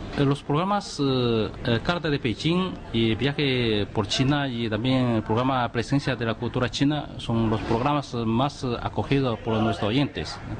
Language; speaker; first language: Spanish; non-native, fluent; Chinese